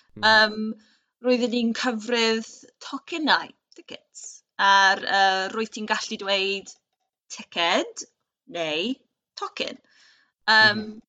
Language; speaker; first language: Welsh; non-native, local second language; English